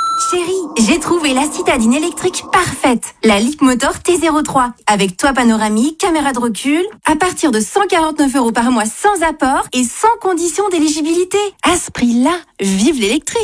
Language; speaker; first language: French; native; French